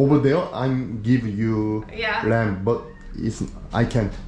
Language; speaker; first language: English; non-native, learner; Korean